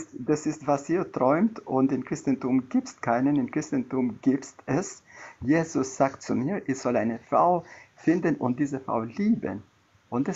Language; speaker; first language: German; non-native, learner; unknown